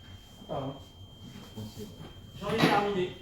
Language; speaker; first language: French; native; French